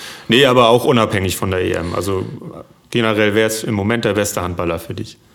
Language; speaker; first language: German; native; German